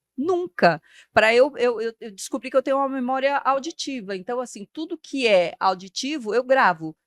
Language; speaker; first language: Portuguese; early bilingual, other home language; Spanish